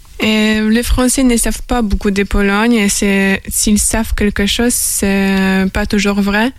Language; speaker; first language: French; non-native, fluent; Polish